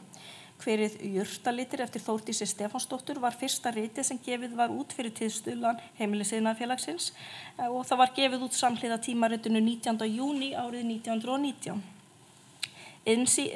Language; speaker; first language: Icelandic; native; Icelandic